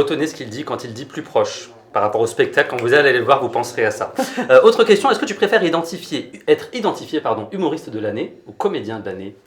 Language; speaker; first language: French; native; French